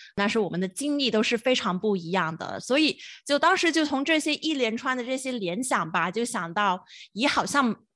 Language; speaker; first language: Chinese; non-native, local second language; Cantonese